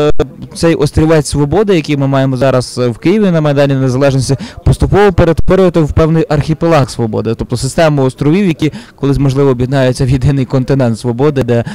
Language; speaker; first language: Ukrainian; native; Ukrainian